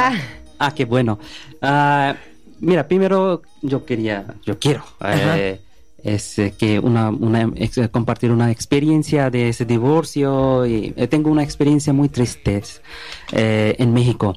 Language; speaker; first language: Spanish; non-native, learner; Bangla